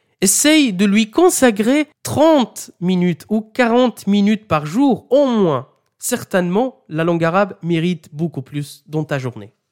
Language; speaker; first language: French; non-native, fluent; Arabic